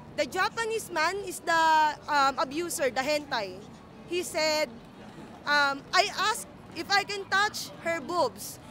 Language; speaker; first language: English; non-native, local second language; Filipino